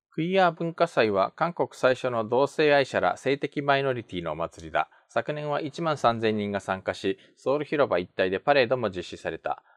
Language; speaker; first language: Japanese; native; Japanese